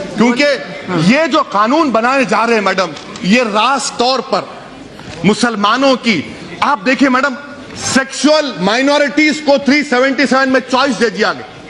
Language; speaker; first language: Urdu; native; Urdu